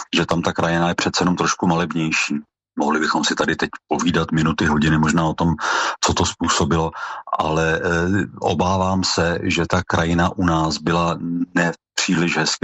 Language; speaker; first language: Czech; native; Czech